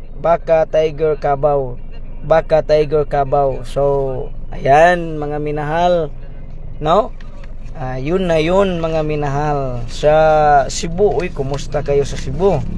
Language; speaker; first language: Filipino; non-native, local second language; Cebuano